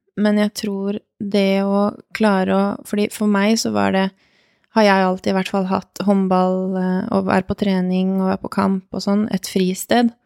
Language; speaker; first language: Norwegian; early bilingual, other home language; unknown